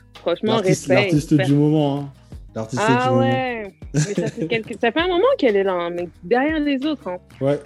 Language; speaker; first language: French; native; French